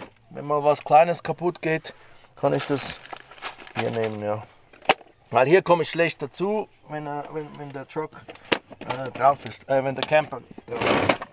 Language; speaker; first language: German; native; German